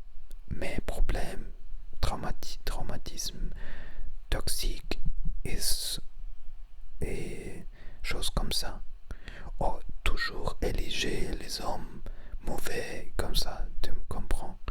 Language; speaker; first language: French; non-native, learner; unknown